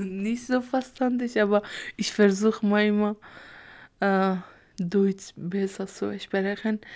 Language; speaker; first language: German; non-native, learner; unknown